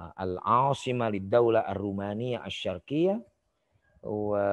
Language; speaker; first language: Arabic; non-native, fluent; Indonesian